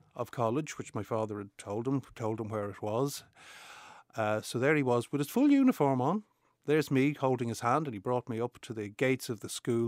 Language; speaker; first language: English; native; English